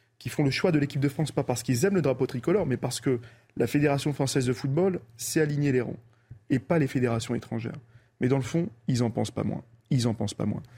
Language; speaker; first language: French; early bilingual, other home language; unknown